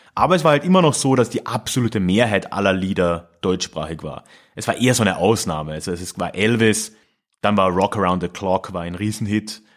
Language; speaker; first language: German; native; German